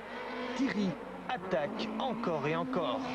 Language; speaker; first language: French; native; French